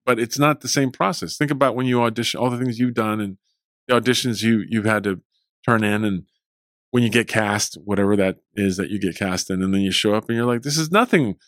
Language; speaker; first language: English; early bilingual, other home language; Spanish